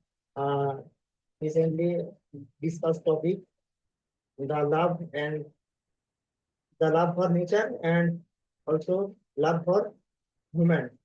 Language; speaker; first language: English; non-native, learner; Bangla